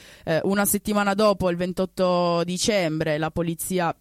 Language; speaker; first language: Italian; native; Italian